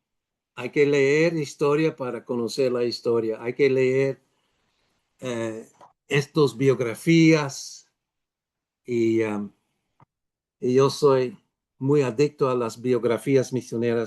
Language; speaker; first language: Spanish; non-native, fluent; Dutch